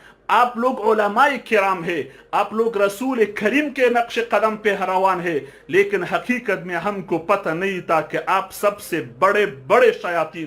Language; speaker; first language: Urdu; non-native, fluent; Pashto